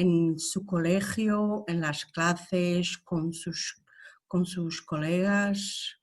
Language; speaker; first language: Spanish; non-native, fluent; Portuguese